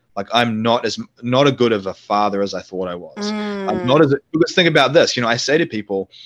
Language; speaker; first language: English; native; English